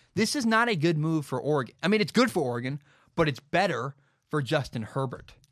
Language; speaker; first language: English; native; English